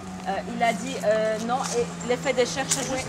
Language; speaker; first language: French; native; French